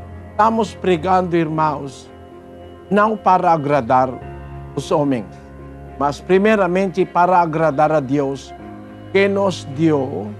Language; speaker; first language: Portuguese; non-native, learner; Filipino